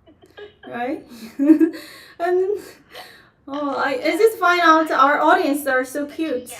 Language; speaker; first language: English; non-native, fluent; Chinese